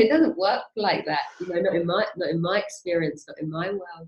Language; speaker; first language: English; native; English